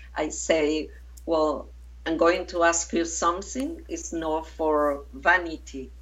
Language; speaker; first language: English; non-native, fluent; Spanish